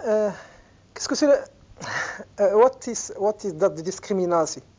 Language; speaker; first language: Dutch; non-native, learner; Arabic